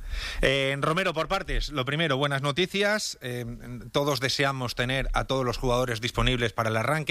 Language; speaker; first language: Spanish; native; Spanish